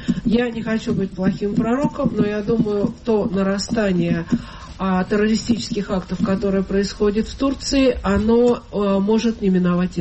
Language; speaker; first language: Russian; native; Russian